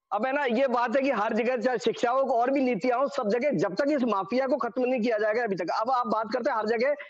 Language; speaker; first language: Hindi; native; Hindi